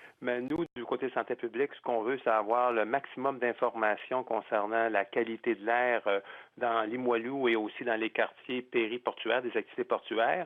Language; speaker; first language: French; native; French